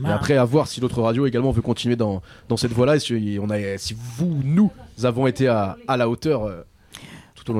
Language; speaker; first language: French; native; French